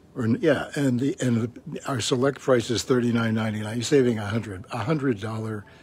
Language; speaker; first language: English; native; English